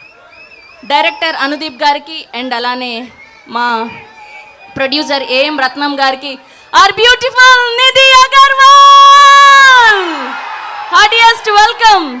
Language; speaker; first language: Telugu; native; Telugu